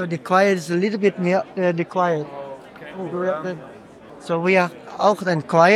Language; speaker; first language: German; non-native, learner; Dutch